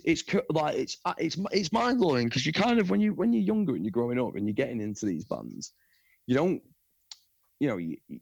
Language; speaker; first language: English; native; English